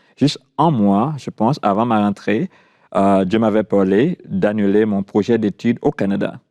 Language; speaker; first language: French; non-native, local second language; Haitian Creole